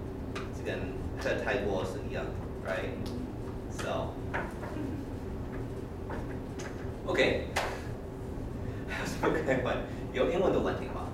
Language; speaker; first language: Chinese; non-native, learner; English